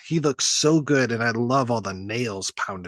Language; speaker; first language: English; native; English